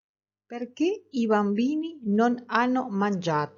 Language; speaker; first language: Italian; non-native, fluent; Spanish